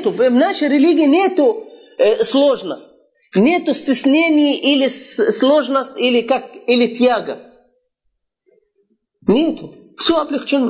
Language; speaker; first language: Russian; non-native, fluent; Arabic